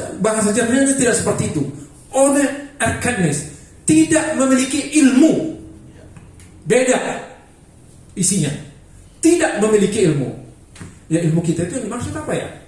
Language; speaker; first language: Indonesian; non-native, local second language; Batak Toba